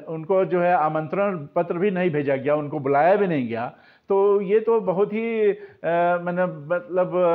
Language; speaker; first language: Hindi; native; Hindi